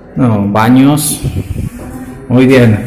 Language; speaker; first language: Spanish; non-native, learner; Polish